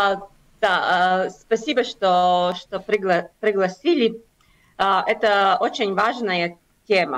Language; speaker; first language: Russian; non-native, local second language; Latvian